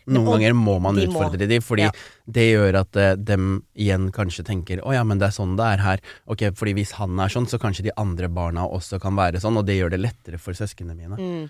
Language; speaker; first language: Norwegian; early bilingual, other home language; Tamil